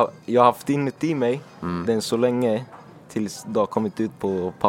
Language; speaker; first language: Swedish; early bilingual, other home language; Finnish